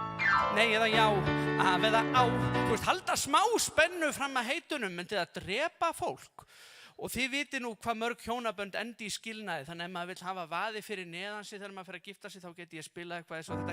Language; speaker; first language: Icelandic; native; Icelandic